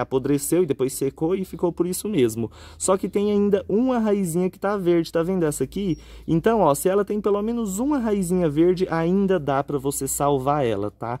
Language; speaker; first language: Portuguese; native; Portuguese